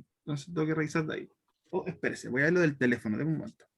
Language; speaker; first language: Spanish; native; Spanish